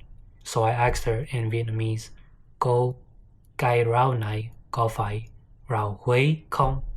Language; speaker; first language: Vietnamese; non-native, learner; English